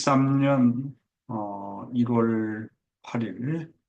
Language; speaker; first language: Korean; native; Korean